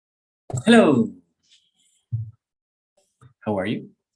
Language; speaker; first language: English; non-native, fluent; Spanish